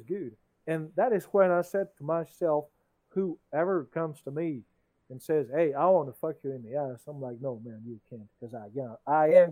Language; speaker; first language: English; non-native, fluent; French